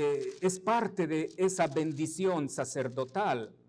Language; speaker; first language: Spanish; native; Spanish